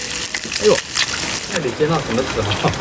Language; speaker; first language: Chinese; native; Chinese